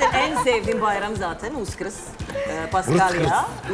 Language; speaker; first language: Turkish; non-native, fluent; Serbian